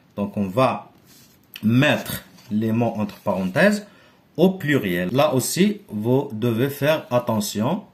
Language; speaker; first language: French; non-native, local second language; Arabic